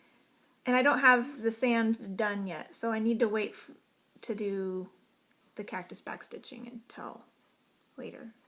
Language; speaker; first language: English; native; English